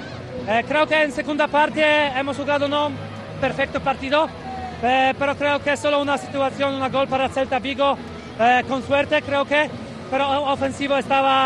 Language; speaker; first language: Spanish; non-native, learner; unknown